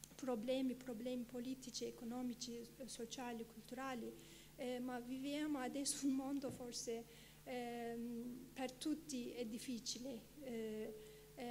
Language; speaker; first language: Italian; non-native, fluent; Kurdish